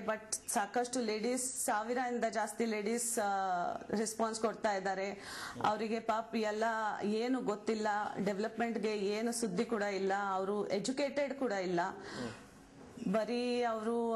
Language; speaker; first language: Kannada; non-native, learner; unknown